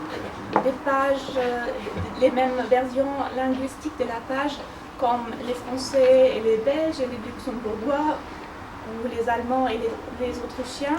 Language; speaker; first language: French; non-native, fluent; German